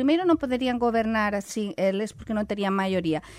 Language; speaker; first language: Portuguese; non-native, fluent; Spanish